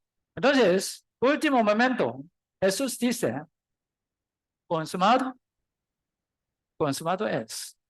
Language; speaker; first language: Spanish; non-native, learner; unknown